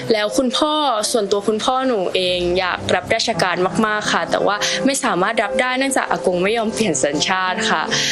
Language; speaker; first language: Thai; native; Thai